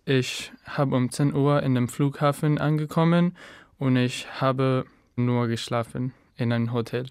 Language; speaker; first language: German; non-native, learner; Spanish